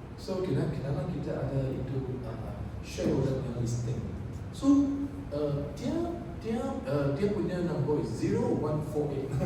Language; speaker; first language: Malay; non-native, local second language; Chinese